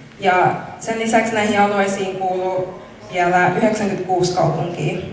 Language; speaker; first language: Finnish; early bilingual, other home language; Mon